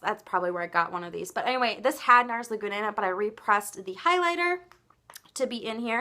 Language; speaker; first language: English; native; English